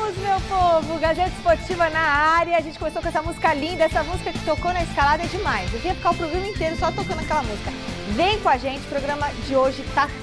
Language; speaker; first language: Portuguese; native; Portuguese